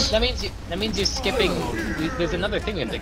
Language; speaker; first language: English; native; English